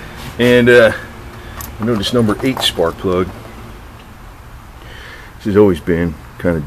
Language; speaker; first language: English; native; English